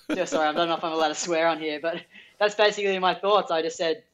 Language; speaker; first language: English; native; English